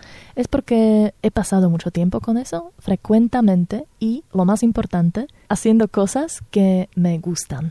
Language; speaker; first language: Spanish; non-native, fluent; Slovak